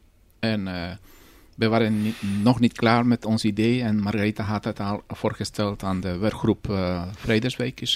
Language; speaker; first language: Dutch; non-native, fluent; Spanish